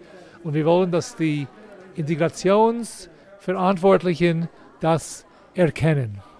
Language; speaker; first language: German; non-native, fluent; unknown